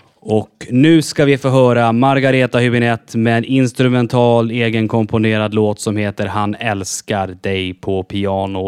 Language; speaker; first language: Swedish; native; Swedish